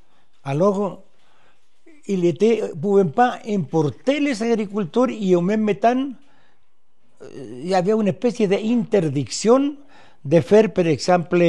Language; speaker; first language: French; non-native, fluent; Spanish